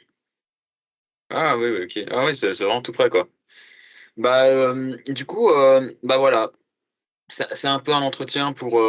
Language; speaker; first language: French; native; French